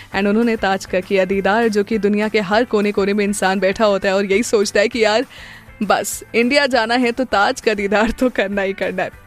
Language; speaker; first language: Hindi; native; Hindi